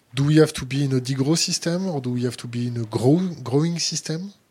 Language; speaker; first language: English; non-native, learner; French